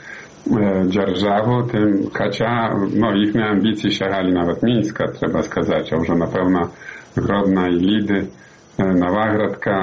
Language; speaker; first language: Polish; non-native, learner; Belarusian